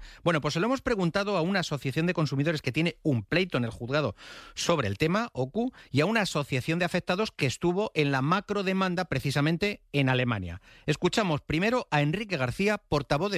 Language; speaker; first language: Spanish; native; Spanish